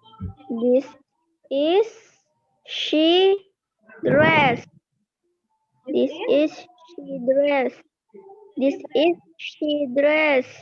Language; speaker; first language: English; non-native, learner; Indonesian